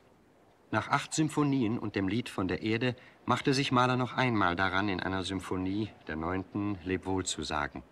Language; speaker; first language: German; native; German